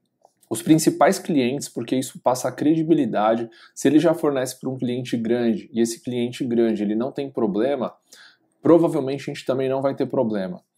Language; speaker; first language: Portuguese; native; Portuguese